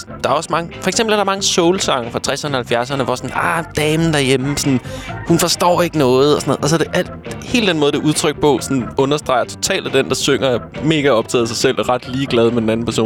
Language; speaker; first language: Danish; native; Danish